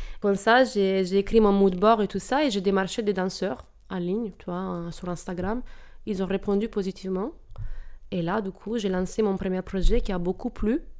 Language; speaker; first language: French; non-native, fluent; Italian